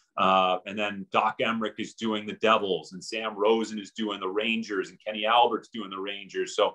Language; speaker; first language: English; native; English